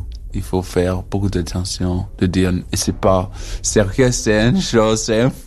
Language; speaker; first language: French; non-native, learner; English